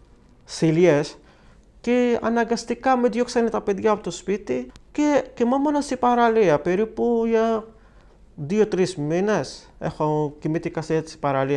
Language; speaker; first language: Greek; non-native, fluent; Arabic